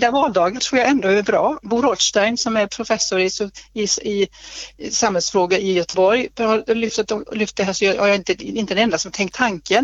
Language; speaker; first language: Swedish; native; Swedish